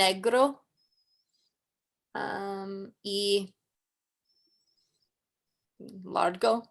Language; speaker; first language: Spanish; non-native, learner; English